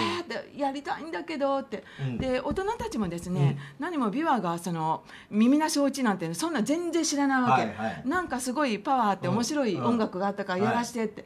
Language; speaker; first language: Japanese; native; Japanese